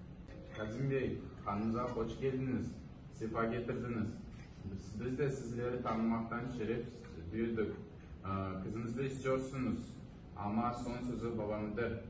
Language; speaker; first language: Turkish; non-native, learner; Kazakh